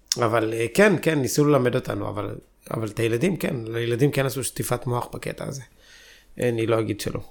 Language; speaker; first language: Hebrew; early bilingual, other home language; Amharic